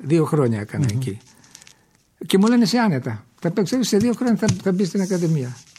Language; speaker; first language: Greek; early bilingual, heritage; Greek